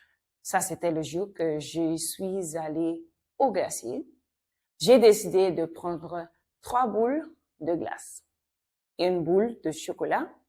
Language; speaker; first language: French; non-native, fluent; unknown